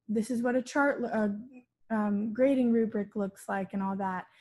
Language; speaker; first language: English; native; English